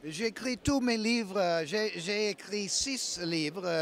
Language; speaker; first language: French; non-native, learner; English